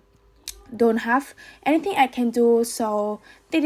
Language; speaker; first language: English; non-native, learner; Vietnamese